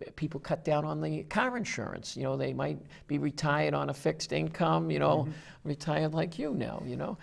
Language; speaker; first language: English; native; English